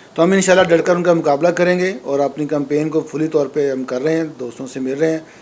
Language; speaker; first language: Urdu; non-native, local second language; Punjabi